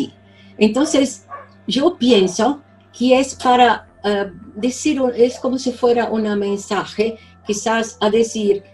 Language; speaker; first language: Spanish; non-native, fluent; Portuguese